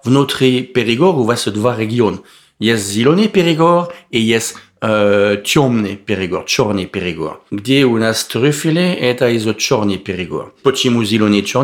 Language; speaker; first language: Russian; non-native, learner; French